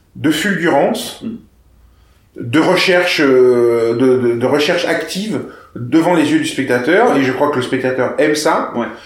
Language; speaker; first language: French; native; French